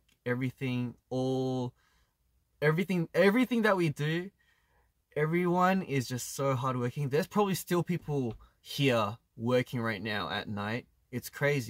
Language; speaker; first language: English; early bilingual, other home language; Korean